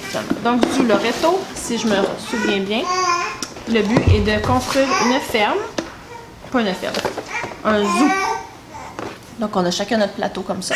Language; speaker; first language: French; native; French